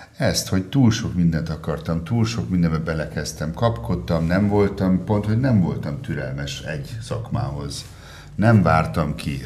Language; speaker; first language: Hungarian; early bilingual, heritage; Hungarian